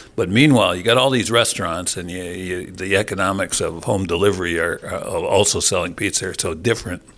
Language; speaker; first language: English; native; English